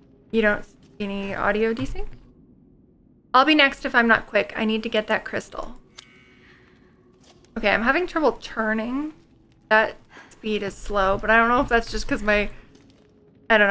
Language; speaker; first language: English; native; English